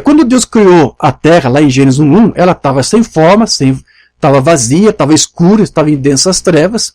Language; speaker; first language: Portuguese; native; Portuguese